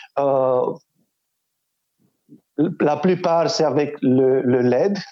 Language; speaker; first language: French; non-native, learner; Romanian